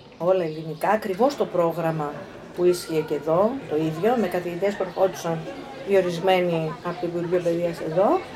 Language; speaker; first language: Greek; early bilingual, heritage; Greek